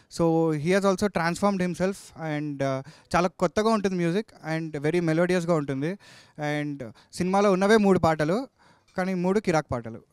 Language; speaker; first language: Telugu; native; Telugu